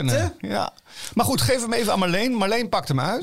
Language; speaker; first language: Dutch; native; Dutch